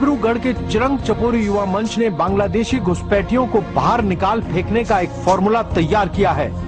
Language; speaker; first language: Hindi; native; Hindi